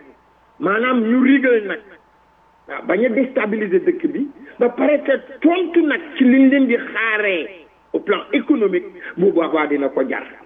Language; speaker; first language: French; non-native, local second language; Wolof